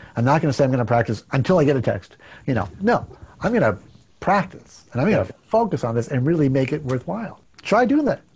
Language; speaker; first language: English; native; English